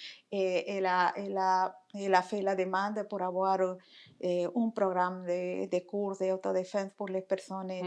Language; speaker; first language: French; non-native, fluent; Spanish